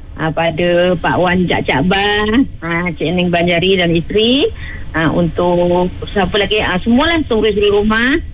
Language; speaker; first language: Malay; non-native, local second language; Javanese